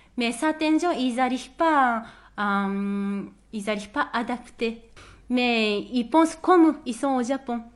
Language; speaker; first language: French; non-native, fluent; Japanese